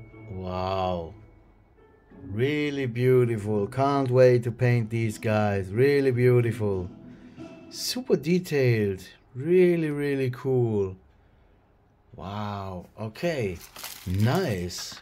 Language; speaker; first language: English; non-native, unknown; German